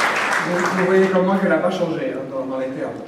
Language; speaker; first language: French; native; French